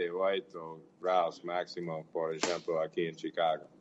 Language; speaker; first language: Portuguese; non-native, fluent; English